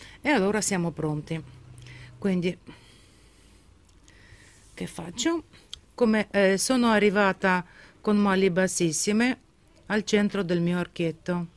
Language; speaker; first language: Italian; non-native, fluent; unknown